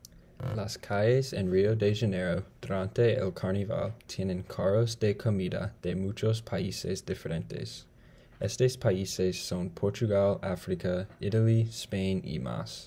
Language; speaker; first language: Spanish; non-native, learner; English